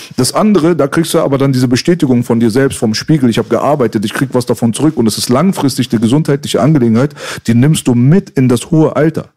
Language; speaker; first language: German; early bilingual, other home language; Persian